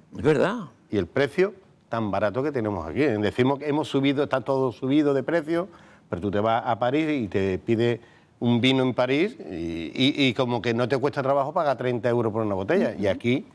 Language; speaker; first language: Spanish; native; Spanish